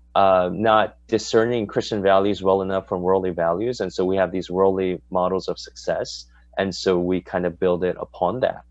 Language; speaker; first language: English; native; English